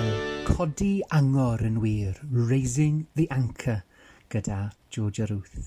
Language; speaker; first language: Welsh; native; Welsh